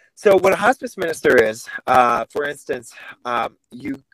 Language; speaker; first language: English; early bilingual, other home language; Russian